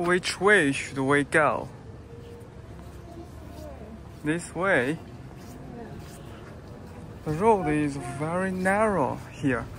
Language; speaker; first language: English; non-native, learner; Chinese